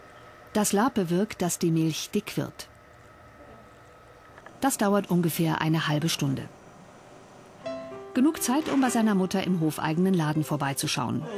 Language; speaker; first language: German; native; German